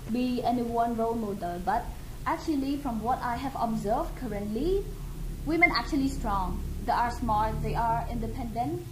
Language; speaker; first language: English; non-native, fluent; Khmer